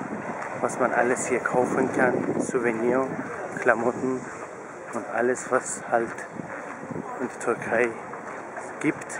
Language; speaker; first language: German; early bilingual, other home language; Turkish